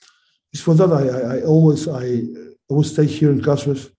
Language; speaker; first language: English; non-native, learner; Spanish